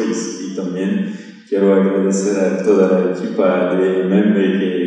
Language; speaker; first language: Spanish; non-native, learner; French